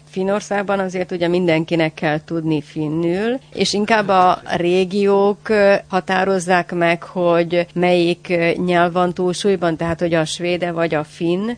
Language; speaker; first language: Hungarian; native; Hungarian